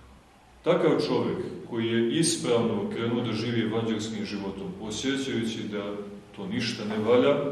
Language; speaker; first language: Serbian; native; Serbian